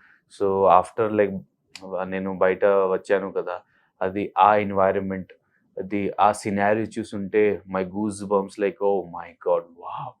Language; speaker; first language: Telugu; non-native, learner; Hindi